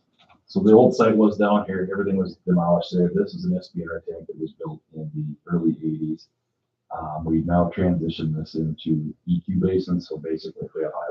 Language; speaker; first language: English; native; English